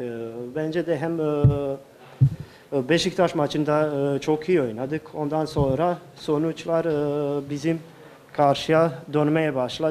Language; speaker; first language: Turkish; non-native, fluent; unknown